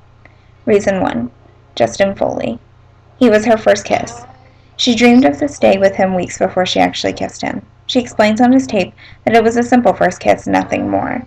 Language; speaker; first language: English; native; English